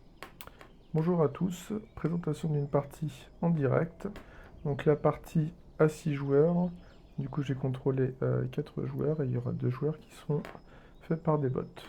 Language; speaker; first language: French; native; French